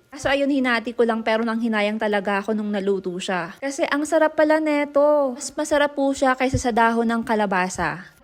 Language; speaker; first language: Filipino; non-native, local second language; Romany